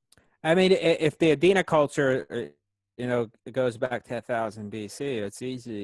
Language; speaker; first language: English; native; English